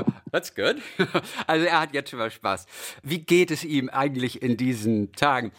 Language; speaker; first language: German; native; German